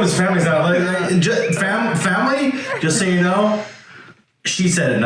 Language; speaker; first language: English; native; English